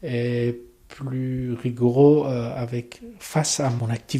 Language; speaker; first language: French; non-native, learner; Persian